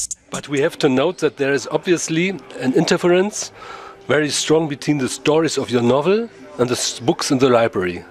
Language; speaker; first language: English; non-native, fluent; German